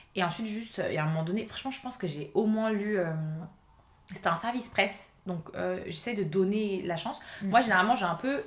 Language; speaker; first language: French; native; French